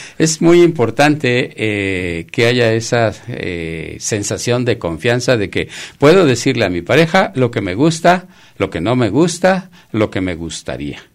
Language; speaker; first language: Spanish; native; Spanish